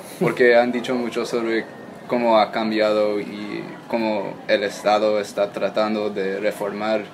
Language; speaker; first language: Spanish; non-native, learner; English